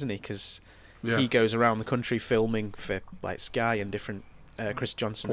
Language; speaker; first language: English; native; English